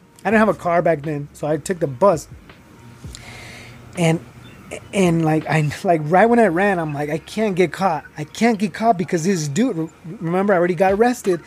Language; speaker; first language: English; early bilingual, other home language; Spanish